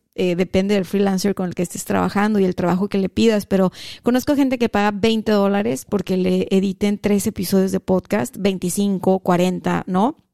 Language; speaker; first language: Spanish; native; Spanish